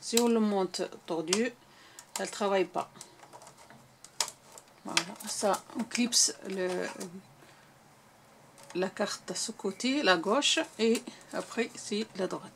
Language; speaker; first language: French; non-native, local second language; Arabic